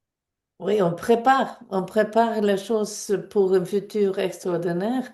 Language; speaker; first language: French; non-native, fluent; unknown